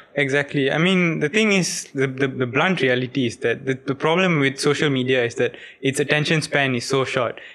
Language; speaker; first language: English; non-native, local second language; Tamil